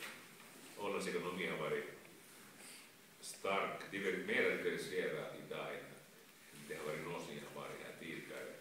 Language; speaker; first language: Swedish; non-native, local second language; Finnish